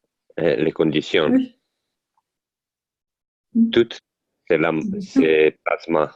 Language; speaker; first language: French; non-native, learner; Italian